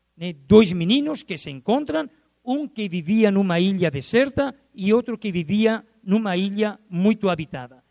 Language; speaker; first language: Portuguese; non-native, fluent; Spanish